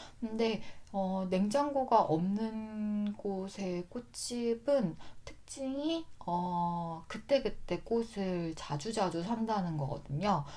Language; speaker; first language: Korean; native; Korean